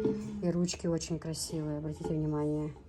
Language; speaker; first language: Russian; non-native, local second language; Chechen